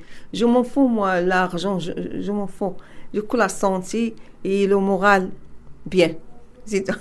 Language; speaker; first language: French; non-native, learner; Arabic